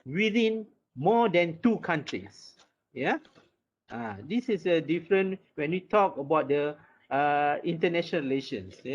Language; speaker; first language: English; non-native, local second language; Malay